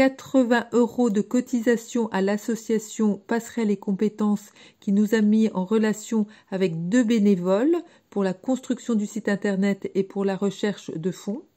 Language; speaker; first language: French; native; French